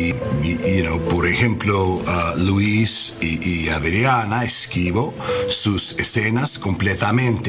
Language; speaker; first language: Spanish; non-native, learner; English